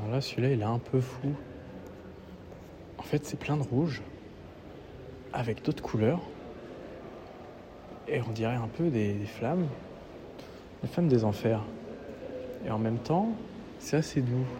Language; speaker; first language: French; native; French